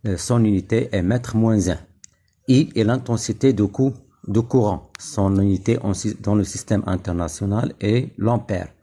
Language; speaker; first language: French; non-native, local second language; Arabic